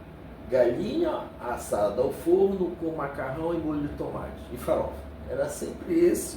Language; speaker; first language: Portuguese; native; Portuguese